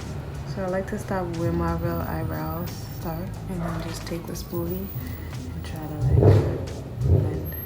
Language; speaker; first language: English; native; English